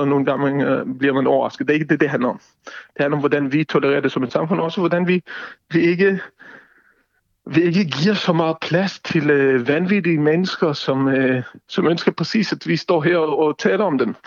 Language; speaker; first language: Danish; non-native, fluent; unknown